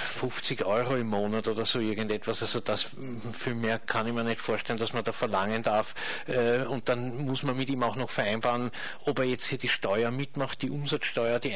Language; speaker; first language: German; native; German